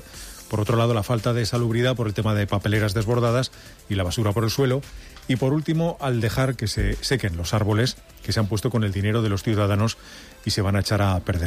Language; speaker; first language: Spanish; native; Spanish